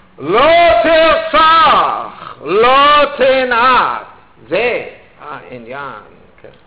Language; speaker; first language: Hebrew; non-native, fluent; German